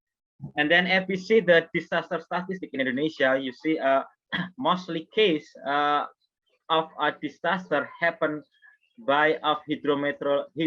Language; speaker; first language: English; non-native, fluent; Indonesian